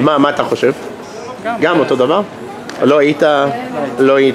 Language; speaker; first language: Hebrew; non-native, fluent; English